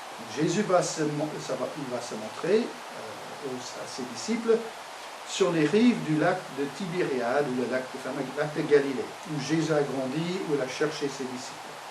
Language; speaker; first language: French; non-native, fluent; English